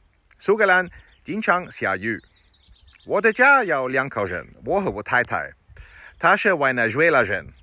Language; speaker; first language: Chinese; non-native, learner; German